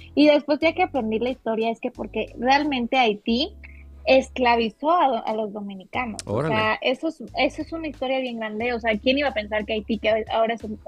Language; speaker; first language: Spanish; native; Spanish